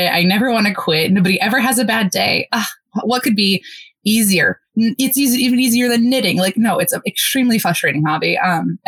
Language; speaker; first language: English; early bilingual, other home language; Polish